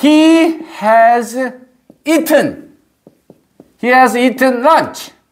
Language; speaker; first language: English; non-native, fluent; Korean